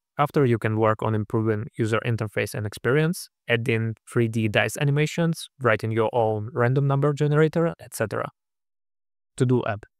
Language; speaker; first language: English; non-native, fluent; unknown